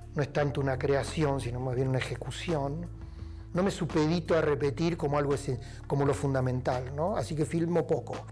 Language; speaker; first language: Spanish; native; Spanish